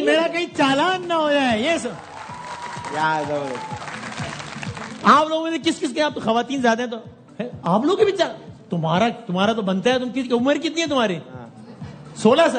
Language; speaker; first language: Urdu; native; Urdu